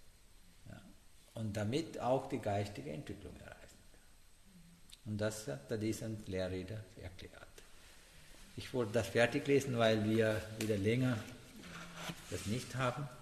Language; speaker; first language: German; non-native, learner; Sinhala